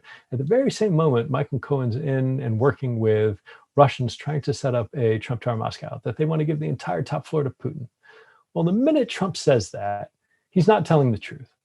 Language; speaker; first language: English; native; English